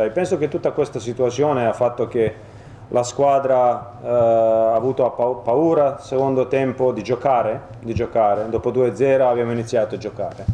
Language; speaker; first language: Italian; non-native, fluent; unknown